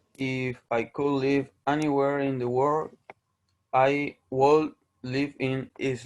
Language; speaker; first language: English; non-native, learner; Spanish